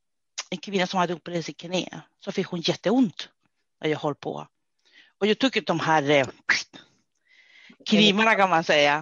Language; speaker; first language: Swedish; non-native, fluent; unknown